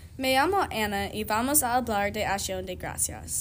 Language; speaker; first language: Spanish; non-native, learner; English